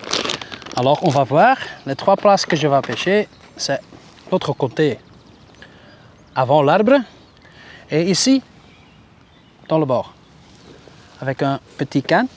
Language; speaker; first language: French; non-native, local second language; Dutch